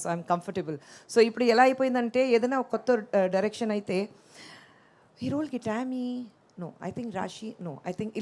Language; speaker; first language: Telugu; non-native, local second language; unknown